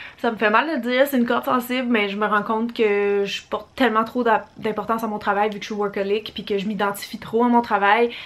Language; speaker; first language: French; native; French